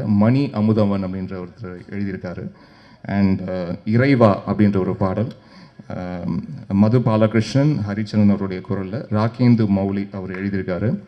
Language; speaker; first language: Tamil; native; Tamil